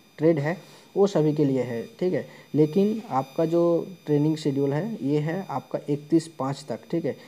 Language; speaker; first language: Hindi; non-native, local second language; Bangla